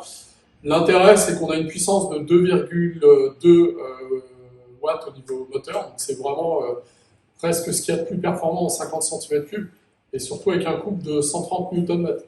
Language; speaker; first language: French; native; French